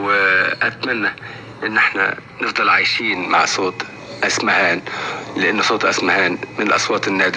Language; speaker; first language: Arabic; native; Arabic